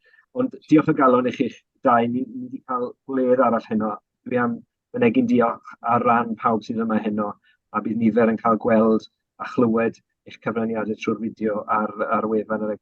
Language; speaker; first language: Welsh; native; Welsh